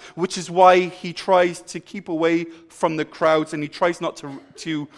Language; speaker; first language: English; native; English